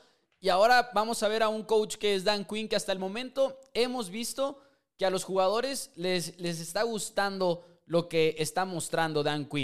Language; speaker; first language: Spanish; native; Spanish